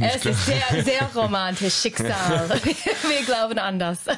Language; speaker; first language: German; non-native, learner; English